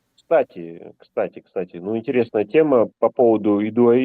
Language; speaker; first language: Russian; native; Russian